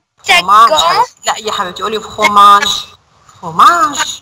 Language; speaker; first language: French; non-native, fluent; Arabic